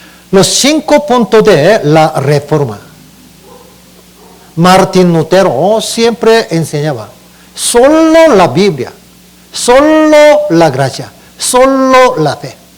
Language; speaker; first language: Spanish; non-native, learner; Korean